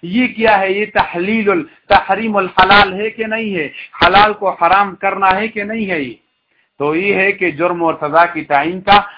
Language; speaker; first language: Urdu; non-native, local second language; Pashto